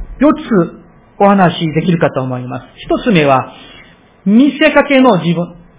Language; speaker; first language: Japanese; non-native, fluent; Korean